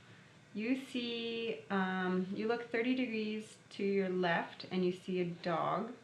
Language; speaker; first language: English; native; English